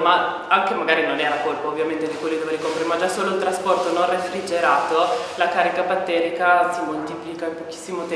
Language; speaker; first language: Italian; native; Italian